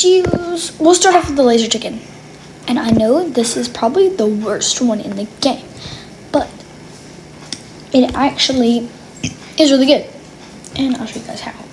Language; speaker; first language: English; native; English